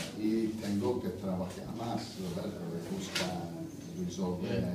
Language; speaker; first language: Spanish; non-native, fluent; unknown